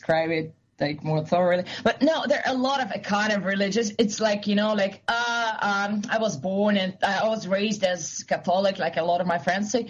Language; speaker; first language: English; non-native, fluent; Russian